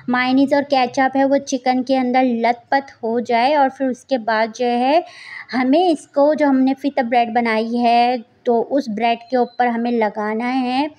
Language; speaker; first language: Hindi; native; Hindi